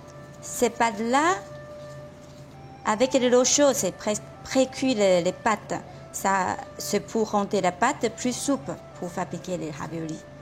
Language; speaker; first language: French; non-native, fluent; Chinese